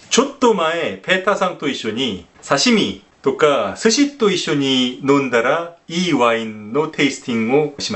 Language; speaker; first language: Japanese; non-native, fluent; Korean